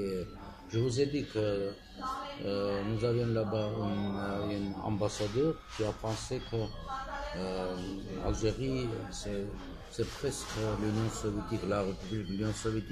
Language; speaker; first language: French; non-native, fluent; Armenian